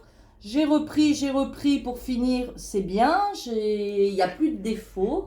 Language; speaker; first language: French; native; French